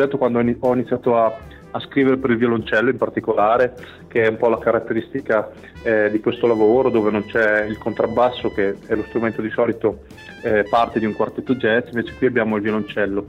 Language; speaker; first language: Italian; native; Italian